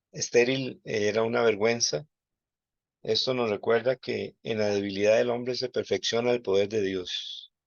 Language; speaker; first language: Spanish; native; Spanish